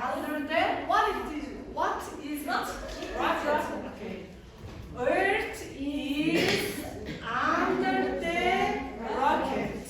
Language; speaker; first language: English; non-native, fluent; Mongolian